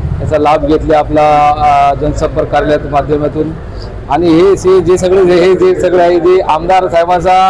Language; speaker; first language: Marathi; non-native, local second language; Urdu